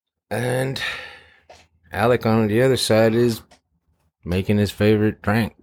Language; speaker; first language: English; early bilingual, other home language; Spanish